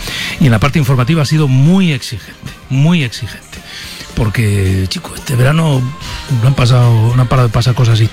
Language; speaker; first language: Spanish; native; Spanish